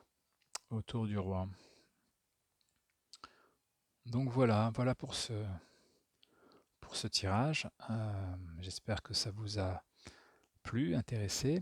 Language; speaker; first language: French; native; French